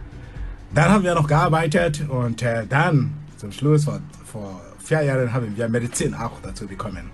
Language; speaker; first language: German; non-native, fluent; Igbo